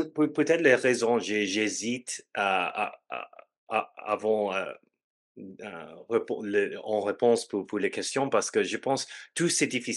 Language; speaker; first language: French; non-native, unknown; English